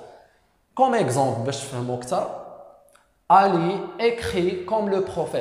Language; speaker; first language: French; non-native, local second language; Arabic